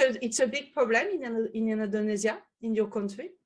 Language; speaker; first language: English; non-native, learner; French